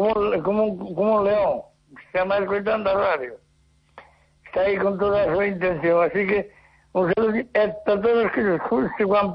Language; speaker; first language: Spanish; non-native, local second language; Galician